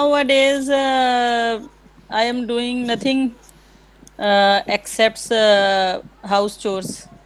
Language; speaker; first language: English; non-native, learner; Hindi